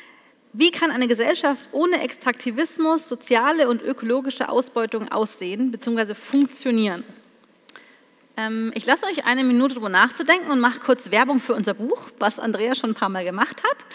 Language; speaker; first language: German; native; German